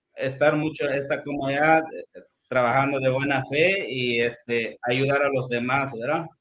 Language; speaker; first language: Spanish; native; Spanish